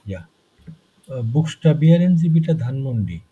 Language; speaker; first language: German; non-native, fluent; Bangla